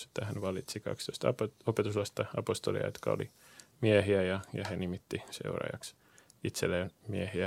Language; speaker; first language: Finnish; native; Finnish